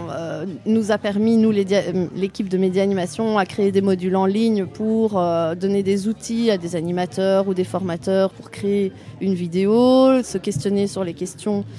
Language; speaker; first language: French; native; French